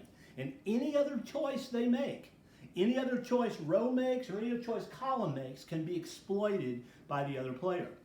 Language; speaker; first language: English; native; English